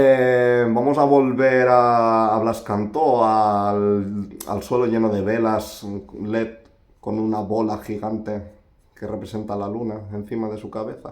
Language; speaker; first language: Spanish; native; Spanish